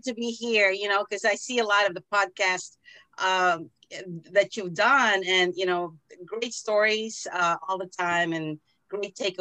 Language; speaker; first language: English; non-native, local second language; Filipino